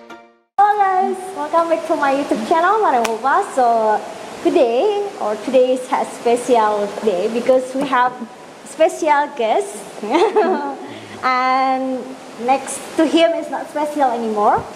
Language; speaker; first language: English; non-native, learner; Indonesian